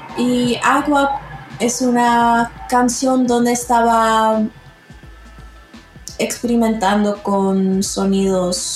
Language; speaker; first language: Spanish; early bilingual, heritage; Spanish